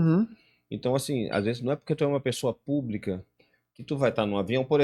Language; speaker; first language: Portuguese; native; Portuguese